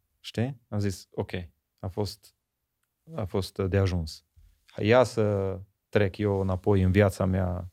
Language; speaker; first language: Romanian; non-native, local second language; Hungarian